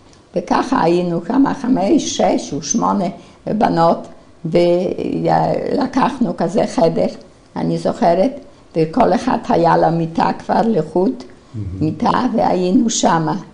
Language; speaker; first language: Hebrew; non-native, fluent; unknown